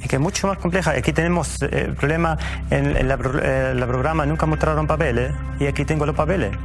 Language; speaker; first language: Spanish; native; Spanish